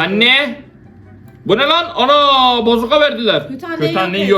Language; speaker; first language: Turkish; native; Turkish